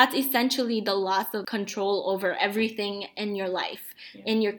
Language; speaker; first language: English; early bilingual, other home language; Bangla